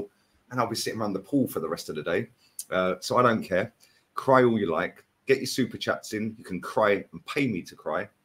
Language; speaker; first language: English; native; English